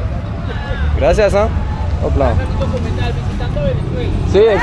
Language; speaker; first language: Spanish; non-native, learner; French